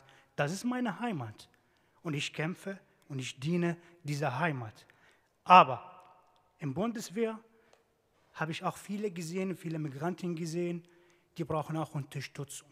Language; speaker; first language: German; non-native, fluent; Arabic